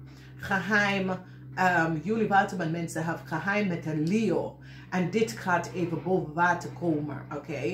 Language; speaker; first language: Dutch; non-native, learner; English